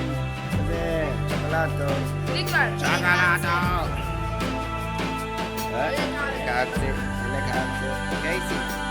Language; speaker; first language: Italian; non-native, fluent; English